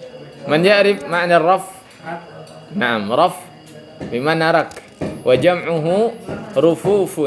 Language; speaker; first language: Arabic; non-native, fluent; Indonesian